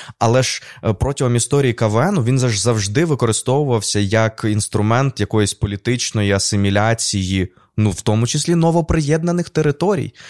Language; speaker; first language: Ukrainian; non-native, local second language; Russian